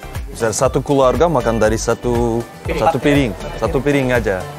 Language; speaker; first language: Indonesian; non-native, fluent; Turkish